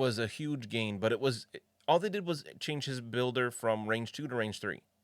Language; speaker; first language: English; native; English